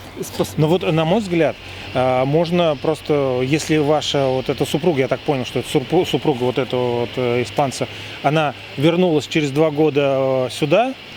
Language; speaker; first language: Russian; native; Russian